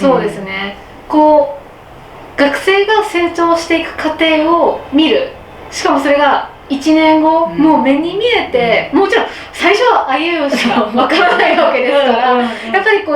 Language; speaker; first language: Japanese; native; Japanese